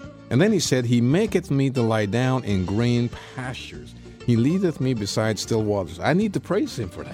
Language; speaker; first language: English; native; English